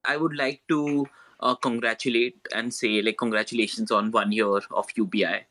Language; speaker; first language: English; non-native, local second language; Hindi